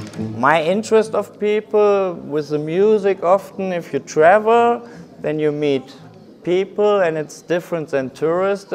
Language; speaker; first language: English; non-native, fluent; German